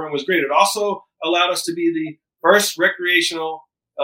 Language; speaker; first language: English; native; English